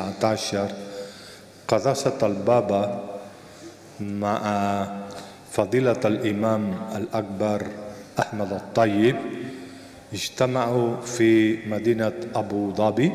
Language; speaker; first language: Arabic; non-native, fluent; Spanish